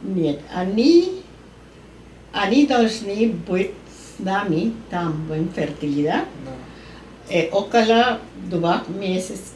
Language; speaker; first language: Russian; non-native, learner; Spanish